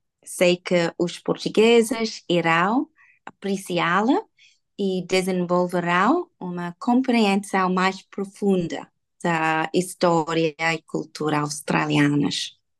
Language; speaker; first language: Portuguese; non-native, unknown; English